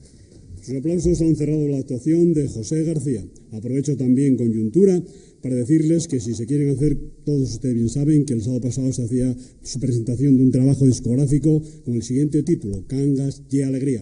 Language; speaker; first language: Spanish; native; Spanish